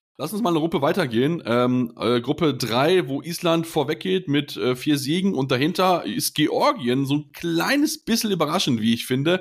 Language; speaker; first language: German; native; German